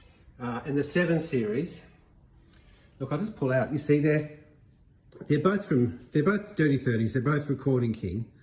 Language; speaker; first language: English; native; English